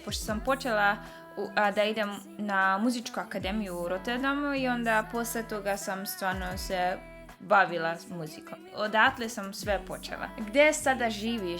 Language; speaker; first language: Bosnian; early bilingual, heritage; Dutch